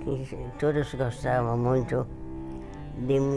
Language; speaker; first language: Portuguese; non-native, fluent; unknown